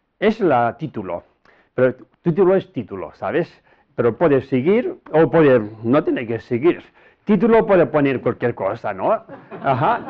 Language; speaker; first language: Spanish; non-native, learner; Tibetan